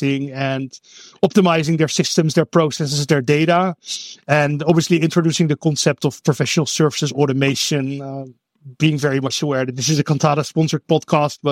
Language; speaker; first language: English; non-native, fluent; Dutch